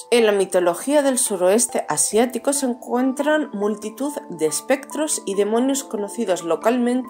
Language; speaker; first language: Spanish; native; Spanish